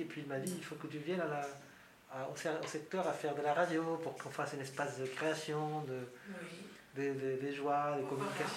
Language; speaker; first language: French; native; French